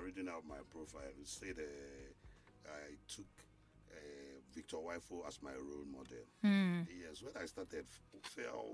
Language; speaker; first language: English; non-native, local second language; Igbo